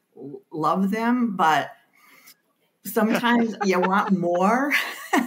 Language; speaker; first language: English; native; English